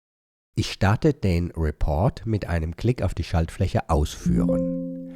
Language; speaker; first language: German; native; German